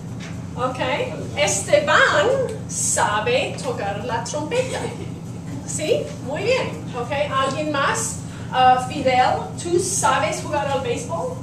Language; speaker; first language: Spanish; non-native, fluent; English